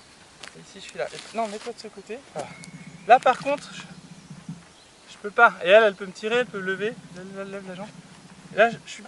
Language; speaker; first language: French; native; French